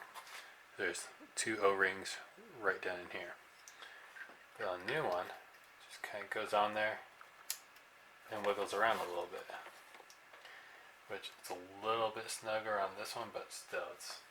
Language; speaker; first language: English; native; English